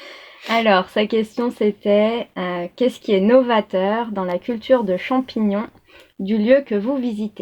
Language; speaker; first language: French; native; French